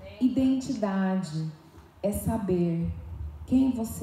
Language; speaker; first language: Portuguese; native; Portuguese